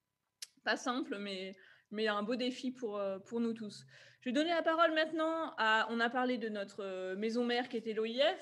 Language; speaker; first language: French; native; French